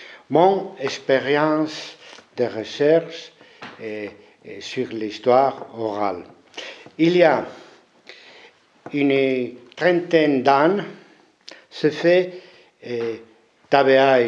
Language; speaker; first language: French; non-native, fluent; Spanish